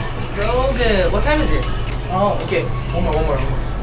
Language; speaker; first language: English; non-native, learner; Korean